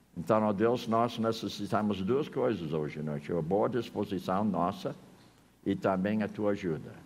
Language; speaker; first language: Portuguese; non-native, fluent; English